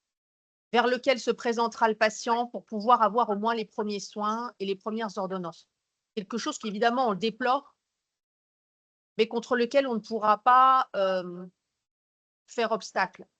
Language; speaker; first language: French; native; French